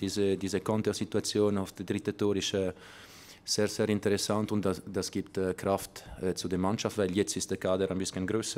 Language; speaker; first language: German; non-native, learner; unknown